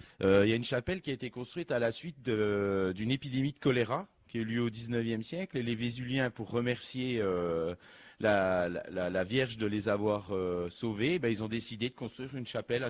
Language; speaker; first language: French; native; French